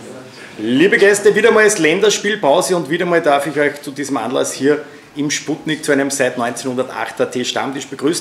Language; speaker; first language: German; native; German